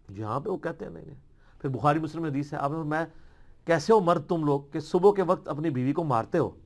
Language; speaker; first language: Urdu; non-native, local second language; Punjabi